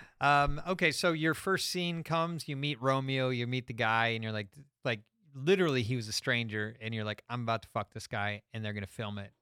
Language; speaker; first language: English; native; English